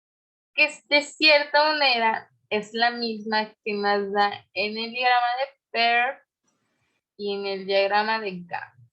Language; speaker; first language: Spanish; native; Spanish